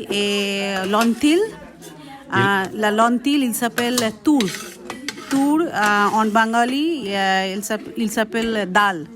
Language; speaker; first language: French; non-native, learner; Bangla